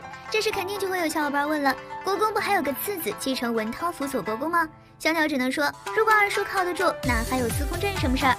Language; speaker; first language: Chinese; native; Chinese